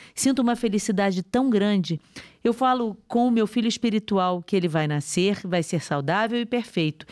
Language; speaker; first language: Portuguese; native; Portuguese